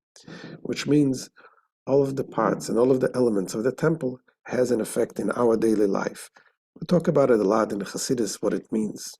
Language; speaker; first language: English; non-native, fluent; Hebrew